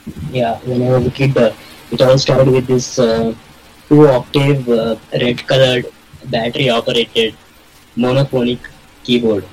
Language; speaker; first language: English; non-native, local second language; Kannada